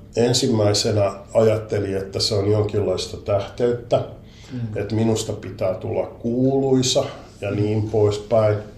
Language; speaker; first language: Finnish; native; Finnish